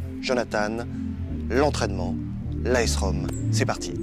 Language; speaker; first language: French; native; French